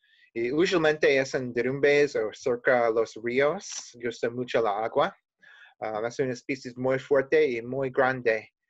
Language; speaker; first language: Spanish; non-native, learner; English